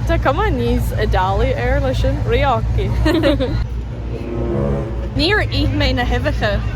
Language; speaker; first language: Irish; non-native, learner; English